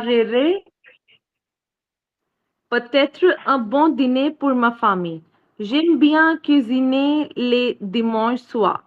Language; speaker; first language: French; non-native, learner; Hindi